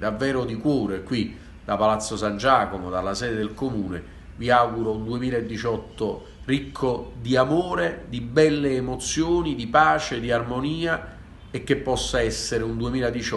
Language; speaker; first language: Italian; native; Italian